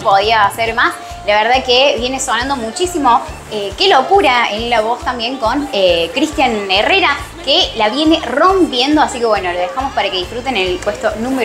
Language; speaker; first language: Spanish; native; Spanish